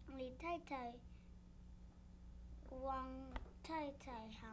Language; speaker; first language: Chinese; non-native, learner; English